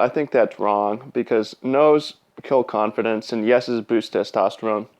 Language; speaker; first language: English; native; English